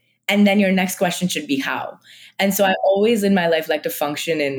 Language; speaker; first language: English; non-native, local second language; Marathi